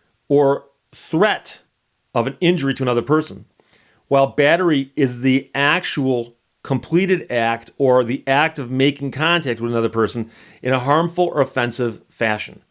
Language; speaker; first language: English; native; English